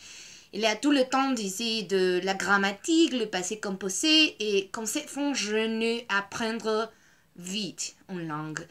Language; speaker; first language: French; non-native, learner; Spanish